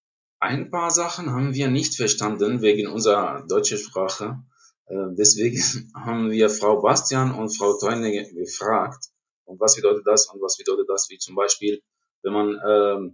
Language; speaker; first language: German; non-native, learner; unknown